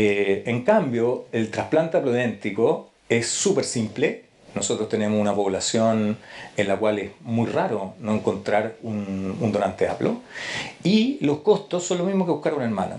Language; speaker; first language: Spanish; native; Spanish